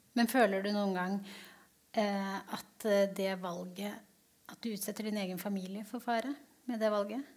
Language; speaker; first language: Norwegian; native; Norwegian